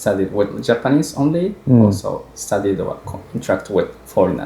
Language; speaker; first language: English; non-native, fluent; Japanese